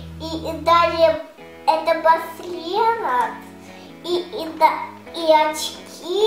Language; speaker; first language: Russian; early bilingual, heritage; Russian